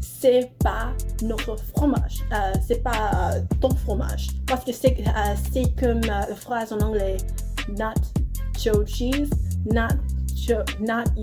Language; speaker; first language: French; non-native, learner; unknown